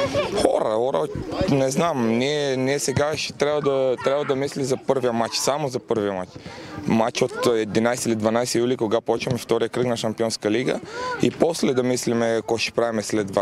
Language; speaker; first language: Bulgarian; non-native, learner; Romanian